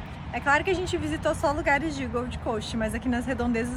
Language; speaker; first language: Portuguese; native; Portuguese